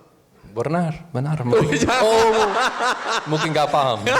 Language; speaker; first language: Indonesian; non-native, learner; English